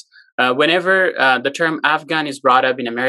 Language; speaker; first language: English; non-native, local second language; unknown